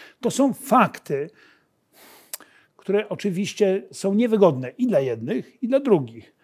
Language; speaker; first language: Polish; native; Polish